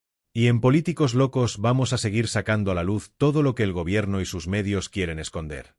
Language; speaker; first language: Spanish; native; Spanish